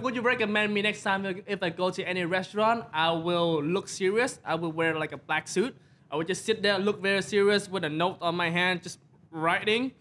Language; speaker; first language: English; non-native, fluent; Vietnamese